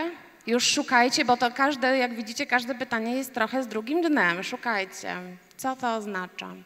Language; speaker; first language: Polish; native; Polish